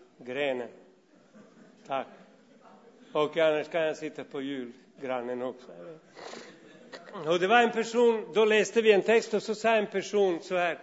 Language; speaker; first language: Swedish; non-native, fluent; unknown